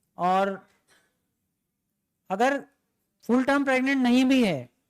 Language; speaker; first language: Hindi; native; Hindi